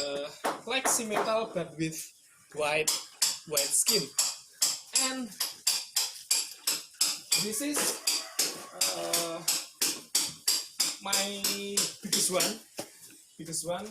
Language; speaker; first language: English; non-native, fluent; Indonesian